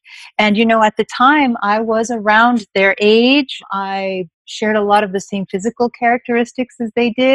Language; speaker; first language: English; native; English